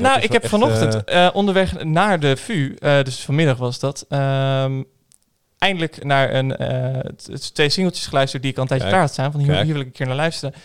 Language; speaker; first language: Dutch; native; Dutch